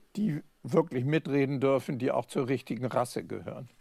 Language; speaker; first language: German; native; German